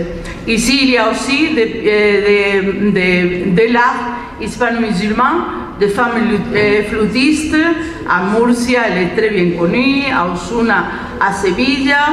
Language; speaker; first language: French; non-native, fluent; Spanish